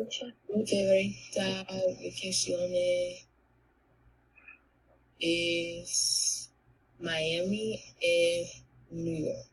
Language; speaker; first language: Spanish; non-native, learner; English